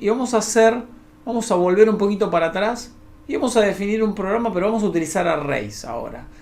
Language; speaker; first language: Spanish; native; Spanish